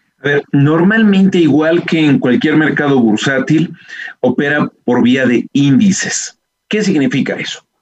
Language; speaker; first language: Spanish; native; Spanish